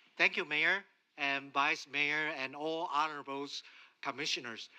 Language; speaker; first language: English; non-native, fluent; Chinese